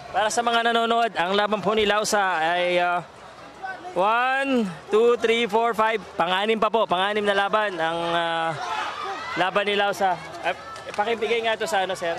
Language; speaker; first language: Filipino; non-native, local second language; Cebuano